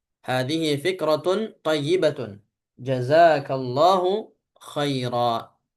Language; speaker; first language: Arabic; non-native, fluent; Indonesian